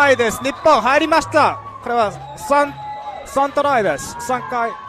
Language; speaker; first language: Japanese; non-native, learner; English